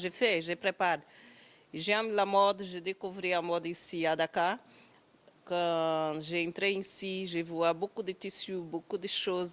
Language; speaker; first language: French; non-native, learner; Portuguese